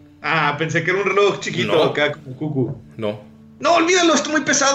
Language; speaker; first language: Spanish; native; Spanish